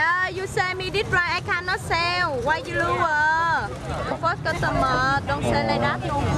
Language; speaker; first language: English; non-native, learner; Vietnamese